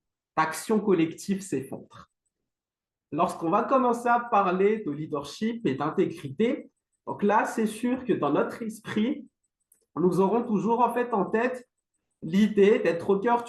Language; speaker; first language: French; non-native, local second language; Malagasy